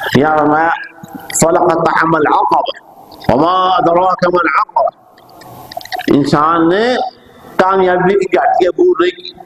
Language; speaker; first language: Urdu; non-native, local second language; Punjabi